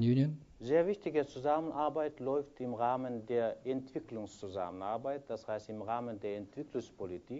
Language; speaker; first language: German; non-native, fluent; Kyrgyz